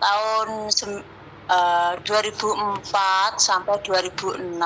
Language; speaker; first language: Indonesian; non-native, local second language; Javanese